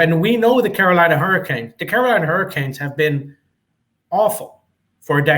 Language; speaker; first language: English; native; English